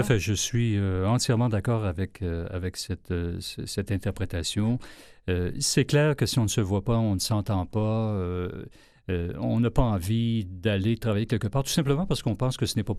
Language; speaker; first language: French; native; French